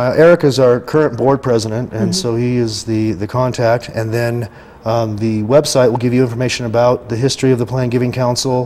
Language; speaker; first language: English; native; English